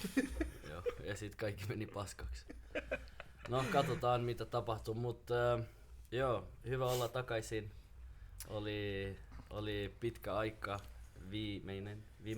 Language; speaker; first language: Finnish; non-native, learner; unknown